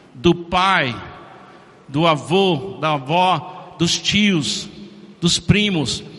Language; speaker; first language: Portuguese; non-native, fluent; English